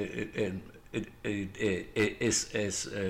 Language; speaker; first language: English; non-native, fluent; German